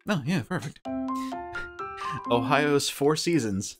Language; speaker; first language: English; native; English